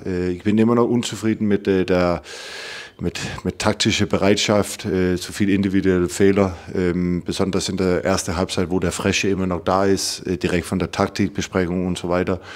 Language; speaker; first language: German; non-native, fluent; Danish